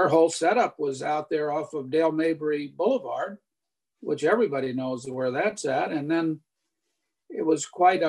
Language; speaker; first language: English; native; English